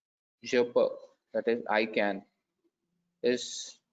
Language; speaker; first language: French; non-native, learner; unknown